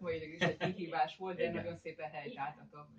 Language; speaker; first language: Hungarian; native; Hungarian